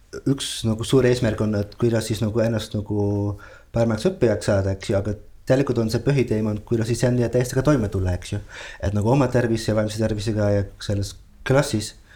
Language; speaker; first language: Estonian; non-native, fluent; Dutch